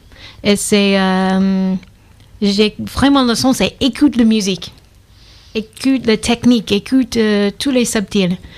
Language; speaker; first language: French; non-native, learner; English